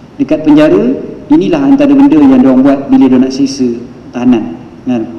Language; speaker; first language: Malay; native; Malay